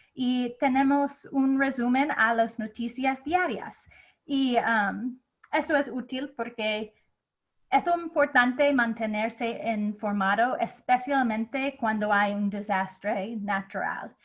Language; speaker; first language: Spanish; non-native, fluent; English